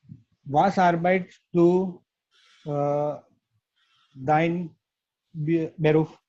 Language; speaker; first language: German; non-native, learner; Gujarati